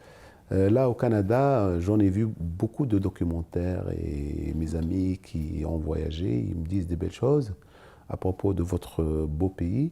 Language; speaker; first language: French; non-native, local second language; Arabic